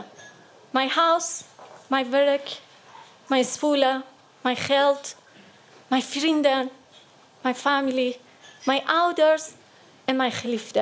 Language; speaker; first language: Dutch; non-native, learner; Persian